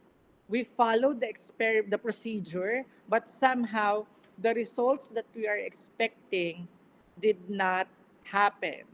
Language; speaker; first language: English; non-native, local second language; Filipino